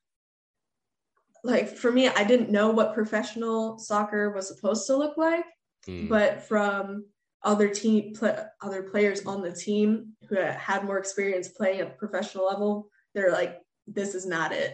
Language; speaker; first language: English; native; English